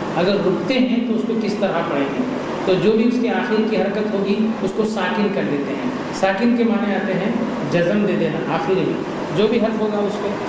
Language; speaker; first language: Urdu; native; Urdu